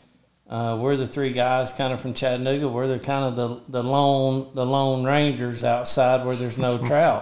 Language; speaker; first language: English; native; English